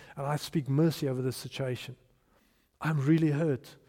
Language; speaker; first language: English; non-native, local second language; Afrikaans